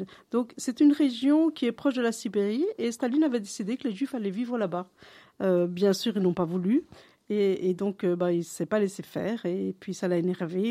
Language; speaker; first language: French; native; French